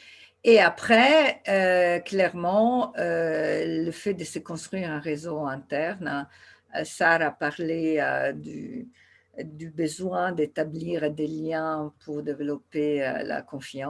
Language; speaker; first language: French; non-native, fluent; Italian